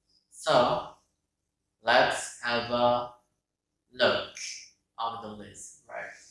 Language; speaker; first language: English; non-native, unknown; Indonesian